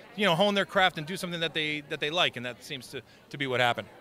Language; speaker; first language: English; native; English